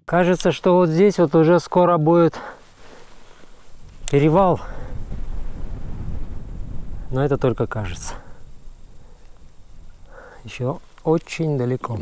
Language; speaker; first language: Russian; native; Russian